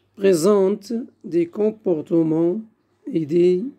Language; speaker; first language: French; non-native, local second language; Arabic